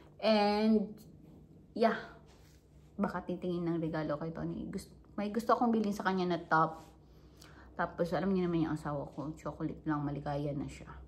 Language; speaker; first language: Filipino; non-native, local second language; Hiligaynon